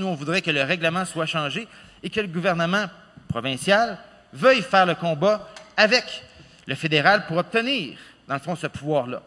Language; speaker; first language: French; native; French